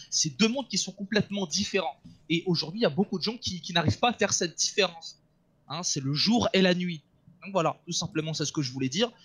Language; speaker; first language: French; native; French